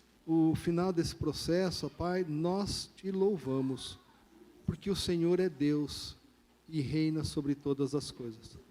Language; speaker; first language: Portuguese; native; Portuguese